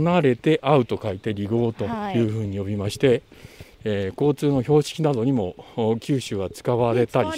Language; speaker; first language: Japanese; native; Japanese